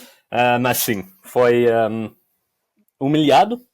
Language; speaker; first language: Portuguese; non-native, learner; French